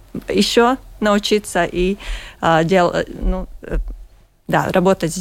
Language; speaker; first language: Russian; non-native, local second language; Latvian